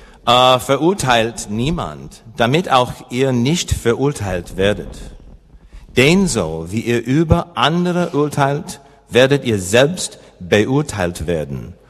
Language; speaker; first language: German; non-native, learner; English